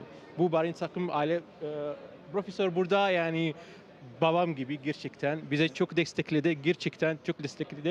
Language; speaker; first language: Turkish; non-native, learner; Arabic